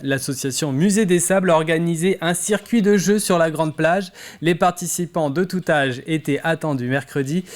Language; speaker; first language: French; native; French